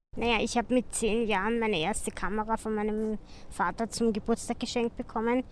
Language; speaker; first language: German; native; German